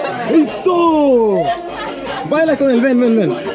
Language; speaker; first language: Portuguese; non-native, learner; Swedish